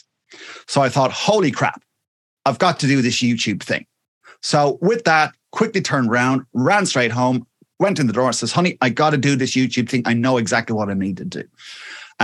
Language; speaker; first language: English; native; English